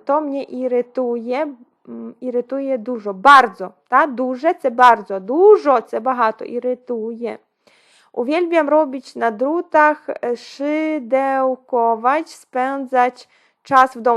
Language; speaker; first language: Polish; non-native, fluent; Ukrainian